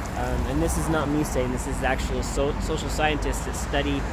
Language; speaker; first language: English; native; English